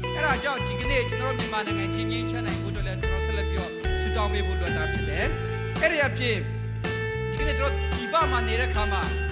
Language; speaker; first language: Burmese; non-native, local second language; Hakha Chin